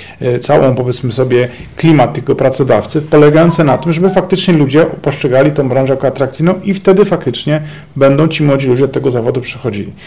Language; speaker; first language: Polish; native; Polish